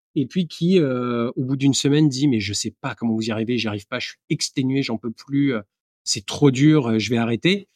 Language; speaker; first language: French; native; French